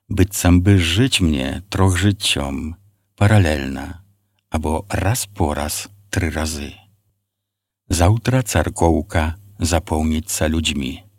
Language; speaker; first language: Belarusian; native; Belarusian